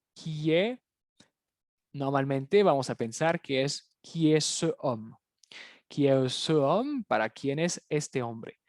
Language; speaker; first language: Spanish; native; Spanish